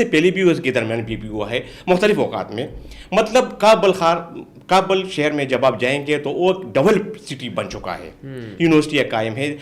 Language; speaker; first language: Urdu; non-native, local second language; Pashto